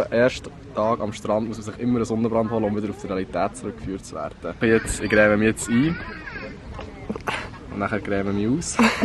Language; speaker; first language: German; native; German